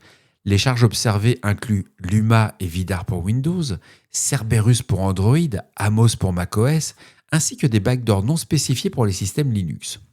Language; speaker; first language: French; native; French